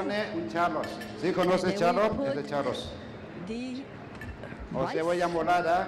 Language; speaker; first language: Spanish; non-native, learner; Thai